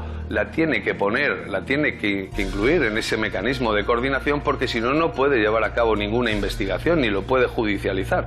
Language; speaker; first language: Spanish; native; Spanish